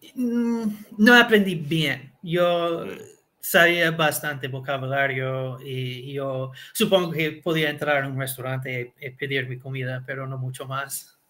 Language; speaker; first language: Spanish; non-native, learner; English